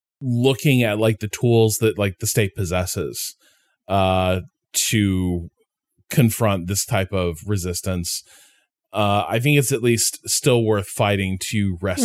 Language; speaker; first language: English; native; English